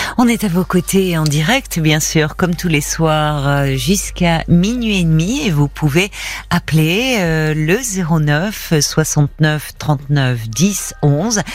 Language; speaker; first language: French; native; French